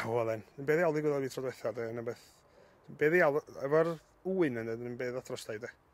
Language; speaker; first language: Welsh; native; Welsh